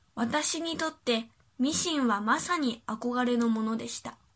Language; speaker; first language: Japanese; early bilingual, other home language; Chinese